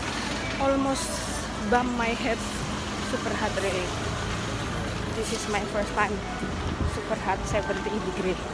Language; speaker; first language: English; non-native, learner; Indonesian